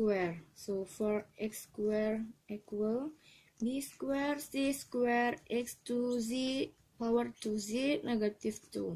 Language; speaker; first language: English; non-native, learner; Indonesian